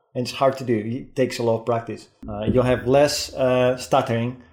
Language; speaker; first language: English; non-native, fluent; Greek